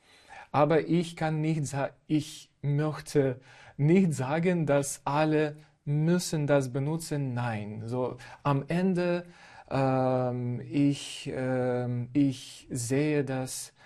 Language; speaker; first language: German; non-native, fluent; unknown